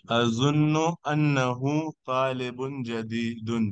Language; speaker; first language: Arabic; non-native, learner; Urdu